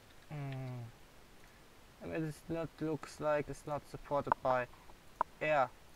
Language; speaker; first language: English; non-native, learner; German